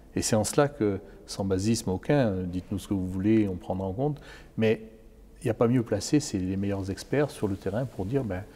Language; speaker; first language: French; native; French